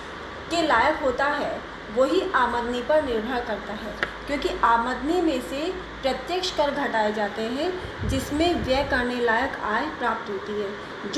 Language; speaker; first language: Hindi; native; Hindi